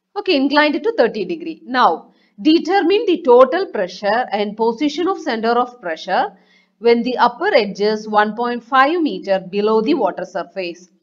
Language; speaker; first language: English; non-native, local second language; Malayalam